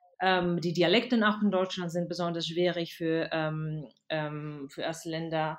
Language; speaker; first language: German; non-native, fluent; Spanish